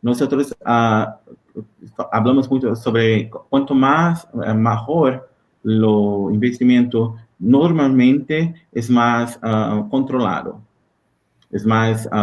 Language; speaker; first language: Spanish; non-native, learner; Portuguese